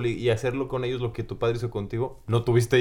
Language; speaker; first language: Spanish; native; Spanish